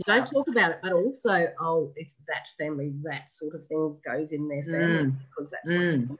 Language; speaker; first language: English; native; English